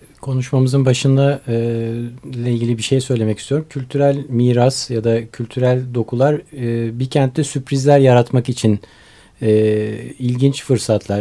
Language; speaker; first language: Turkish; native; Turkish